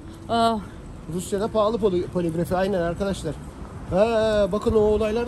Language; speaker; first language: Turkish; native; Turkish